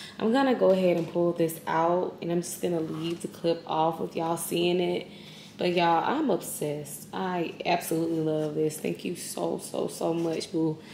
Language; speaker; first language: English; native; English